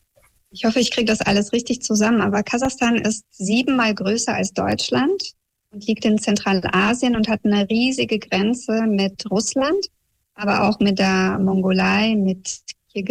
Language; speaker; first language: German; early bilingual, other home language; Russian